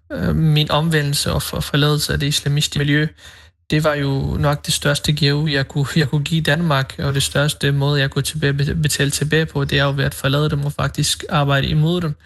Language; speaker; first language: Danish; early bilingual, other home language; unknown